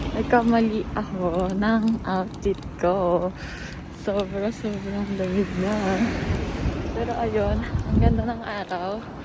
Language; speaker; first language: Filipino; early bilingual, heritage; Japanese